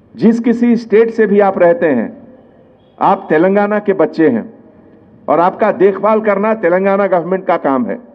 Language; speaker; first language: Hindi; non-native, local second language; Telugu